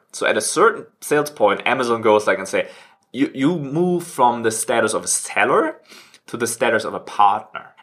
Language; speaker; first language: English; non-native, fluent; German